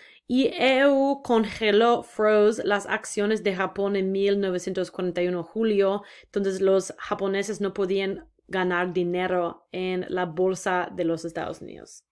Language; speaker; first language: Spanish; non-native, fluent; English